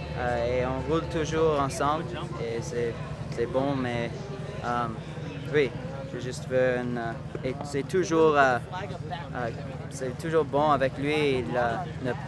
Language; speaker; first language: French; non-native, learner; English